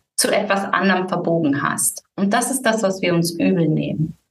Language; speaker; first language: German; native; German